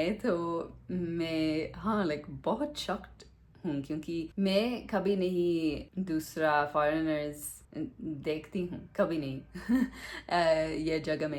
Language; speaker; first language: Hindi; non-native, learner; English